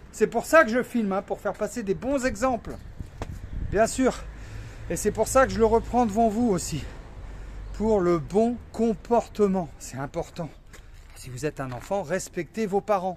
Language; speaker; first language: French; native; French